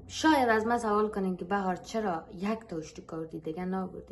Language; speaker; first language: Persian; native; Persian